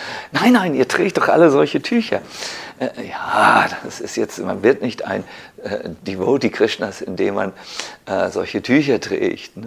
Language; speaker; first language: German; native; German